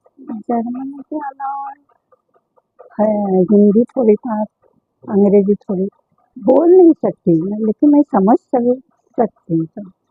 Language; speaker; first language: Hindi; non-native, local second language; Marathi